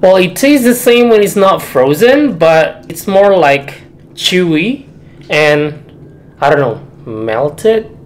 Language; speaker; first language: English; non-native, fluent; Indonesian